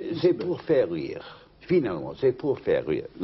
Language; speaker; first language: French; non-native, fluent; English